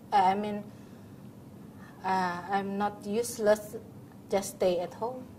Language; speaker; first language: English; non-native, learner; Indonesian